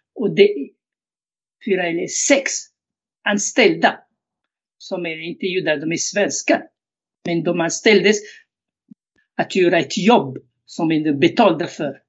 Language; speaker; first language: Swedish; non-native, fluent; Arabic